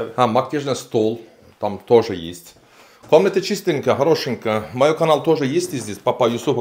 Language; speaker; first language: Russian; non-native, learner; Turkish